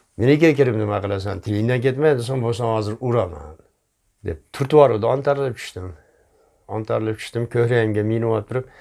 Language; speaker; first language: Uzbek; native; Uzbek